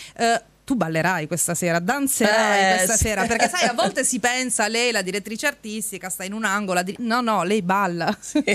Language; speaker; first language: Italian; native; Italian